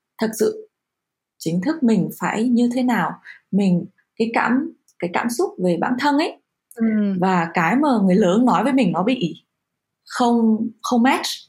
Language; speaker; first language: Vietnamese; early bilingual, heritage; Vietnamese